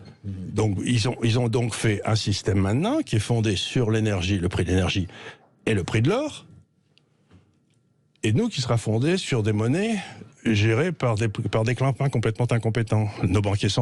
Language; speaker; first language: French; native; French